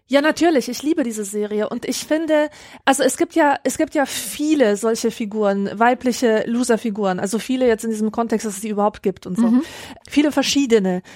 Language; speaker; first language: German; early bilingual, other home language; Polish